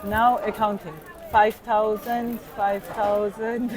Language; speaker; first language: English; non-native, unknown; Georgian